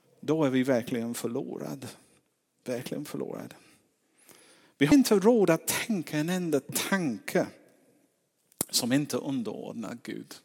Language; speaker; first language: Swedish; non-native, fluent; English